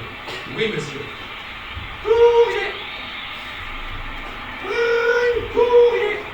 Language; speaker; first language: French; native; French